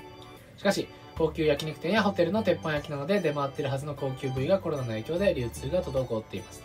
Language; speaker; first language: Japanese; native; Japanese